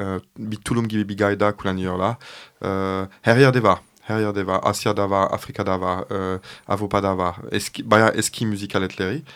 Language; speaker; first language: Turkish; non-native, fluent; French